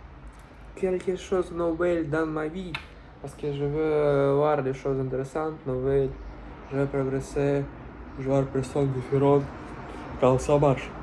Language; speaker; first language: French; non-native, learner; Russian